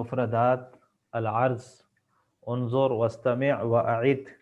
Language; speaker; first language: Arabic; non-native, fluent; Urdu